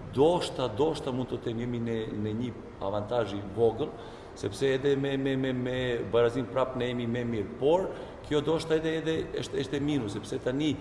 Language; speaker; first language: Albanian; non-native, learner; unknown